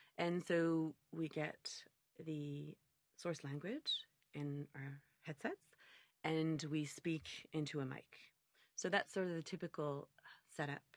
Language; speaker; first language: English; native; English